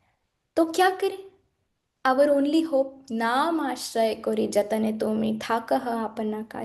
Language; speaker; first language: Hindi; native; Hindi